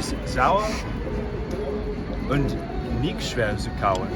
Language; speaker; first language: German; non-native, learner; English